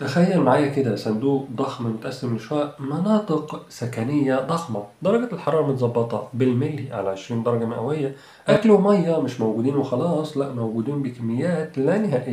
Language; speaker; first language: Arabic; native; Arabic